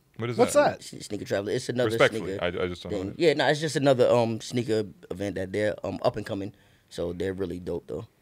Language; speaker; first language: English; native; English